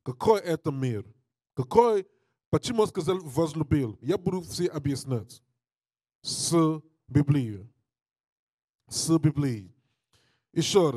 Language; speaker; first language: Russian; non-native, learner; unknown